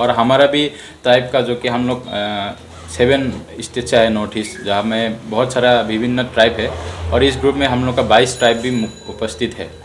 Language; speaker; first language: Hindi; non-native, local second language; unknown